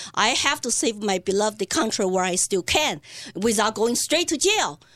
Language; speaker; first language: English; non-native, fluent; Chinese